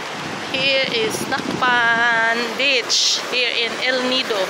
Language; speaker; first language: English; non-native, local second language; Filipino